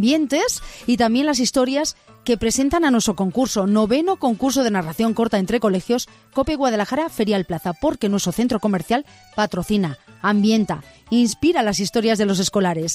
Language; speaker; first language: Spanish; native; Spanish